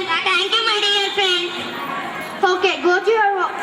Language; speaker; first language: English; non-native, learner; Telugu